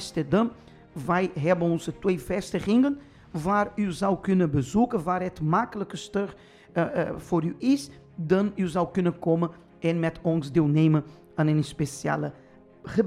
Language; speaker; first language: Dutch; non-native, fluent; Portuguese